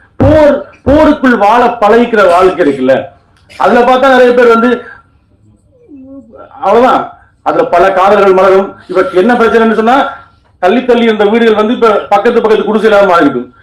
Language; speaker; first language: Tamil; native; Tamil